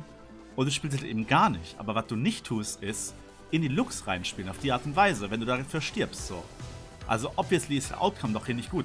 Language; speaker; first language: German; native; German